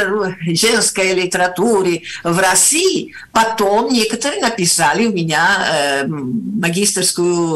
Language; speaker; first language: Russian; non-native, fluent; Italian